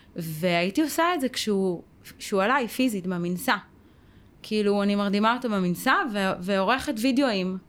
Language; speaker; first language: Hebrew; native; Hebrew